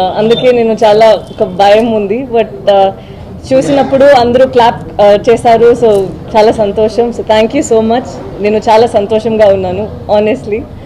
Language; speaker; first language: Telugu; non-native, learner; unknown